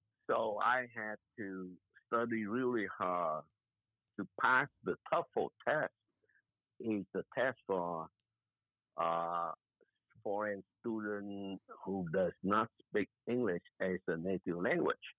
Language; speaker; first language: English; non-native, fluent; Vietnamese